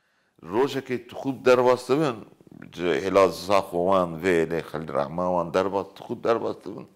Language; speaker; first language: Kurdish; native; Kurdish